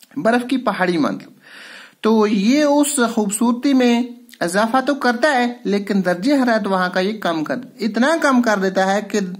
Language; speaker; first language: Urdu; non-native, local second language; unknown